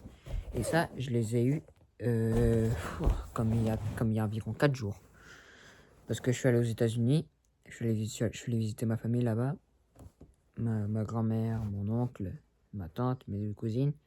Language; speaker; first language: French; early bilingual, other home language; Spanish